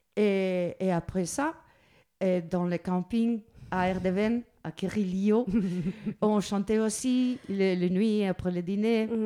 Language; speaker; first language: French; non-native, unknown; Spanish